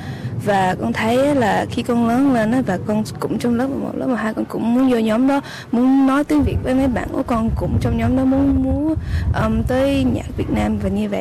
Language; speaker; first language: Vietnamese; early bilingual, heritage; English